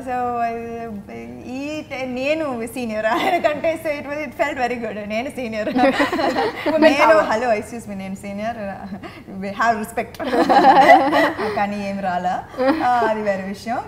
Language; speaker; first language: Telugu; non-native, learner; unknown